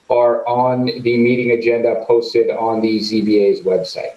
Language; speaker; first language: English; native; English